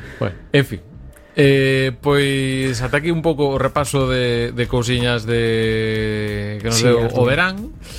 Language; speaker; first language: Galician; non-native, local second language; Spanish